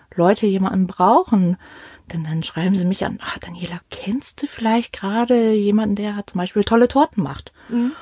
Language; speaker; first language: German; native; German